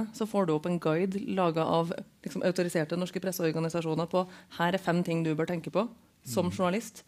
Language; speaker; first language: Norwegian; native; Norwegian